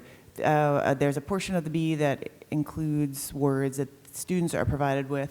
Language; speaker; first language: English; native; English